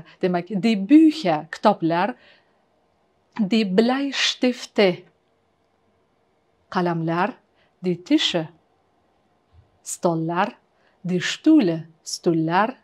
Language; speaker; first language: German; non-native, fluent; Uzbek